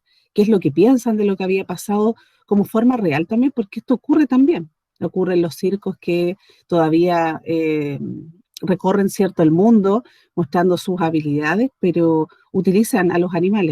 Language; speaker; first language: Spanish; native; Spanish